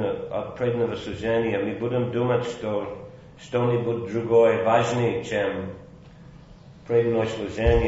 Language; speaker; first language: Russian; non-native, fluent; English